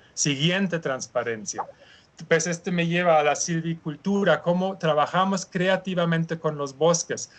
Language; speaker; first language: Spanish; non-native, fluent; German